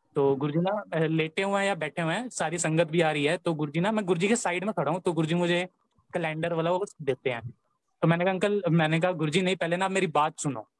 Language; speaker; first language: Hindi; native; Hindi